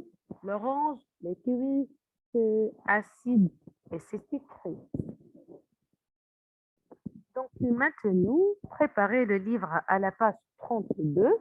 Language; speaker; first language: French; non-native, fluent; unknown